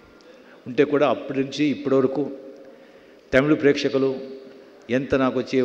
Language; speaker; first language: Telugu; non-native, local second language; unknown